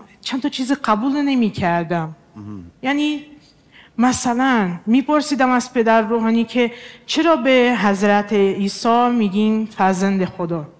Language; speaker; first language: Persian; non-native, fluent; Portuguese